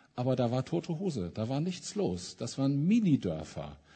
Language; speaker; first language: German; native; German